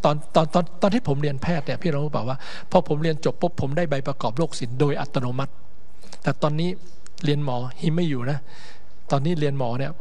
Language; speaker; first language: Thai; native; Thai